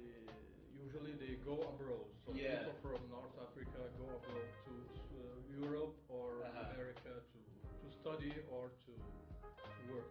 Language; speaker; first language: English; non-native, fluent; Arabic